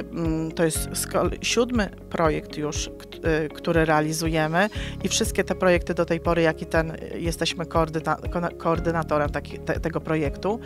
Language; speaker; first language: Polish; native; Polish